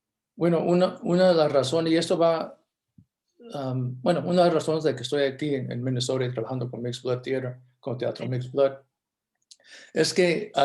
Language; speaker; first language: Spanish; early bilingual, heritage; Spanish